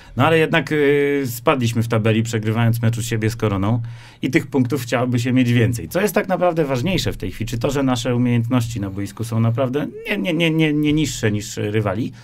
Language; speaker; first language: Polish; native; Polish